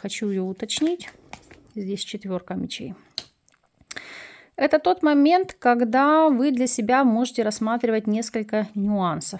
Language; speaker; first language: Russian; native; Russian